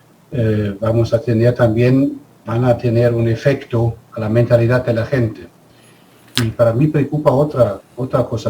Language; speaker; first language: Spanish; non-native, fluent; German